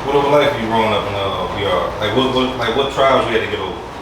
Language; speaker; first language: English; native; English